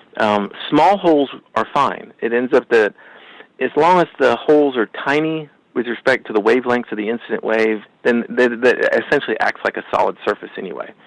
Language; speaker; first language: English; native; English